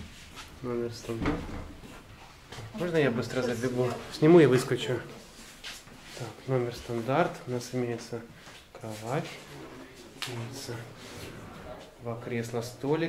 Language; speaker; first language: Russian; native; Russian